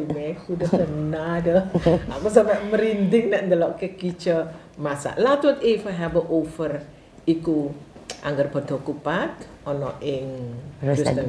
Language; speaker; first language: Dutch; non-native, local second language; Javanese